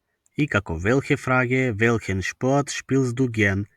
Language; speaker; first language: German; non-native, fluent; Macedonian